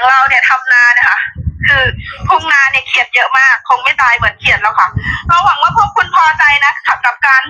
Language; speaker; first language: Thai; non-native, fluent; Khmer